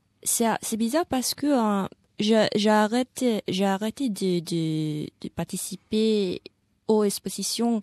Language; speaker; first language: French; non-native, learner; Indonesian